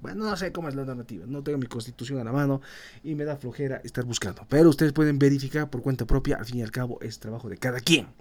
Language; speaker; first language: Spanish; native; Spanish